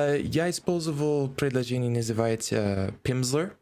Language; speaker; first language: Russian; non-native, learner; English